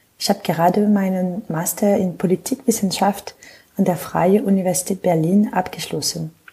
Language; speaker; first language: German; non-native, fluent; French